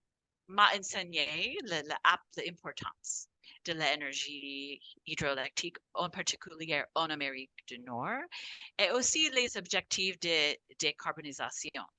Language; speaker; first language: French; non-native, fluent; English